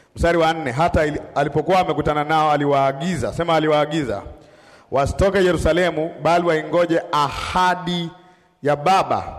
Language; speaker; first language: Swahili; native; Swahili